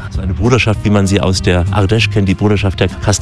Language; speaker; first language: German; native; German